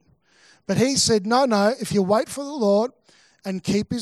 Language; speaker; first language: English; native; English